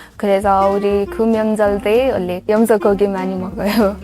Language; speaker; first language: Korean; non-native, learner; Nepali